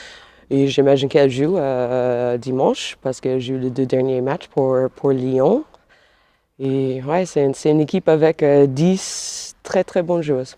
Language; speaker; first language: French; non-native, fluent; English